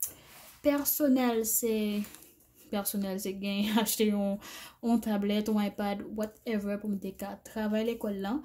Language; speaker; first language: French; non-native, learner; Haitian Creole